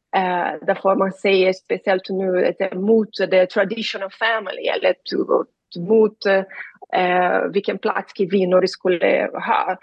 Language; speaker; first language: Swedish; non-native, learner; Portuguese